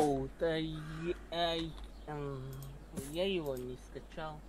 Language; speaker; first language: Russian; non-native, learner; English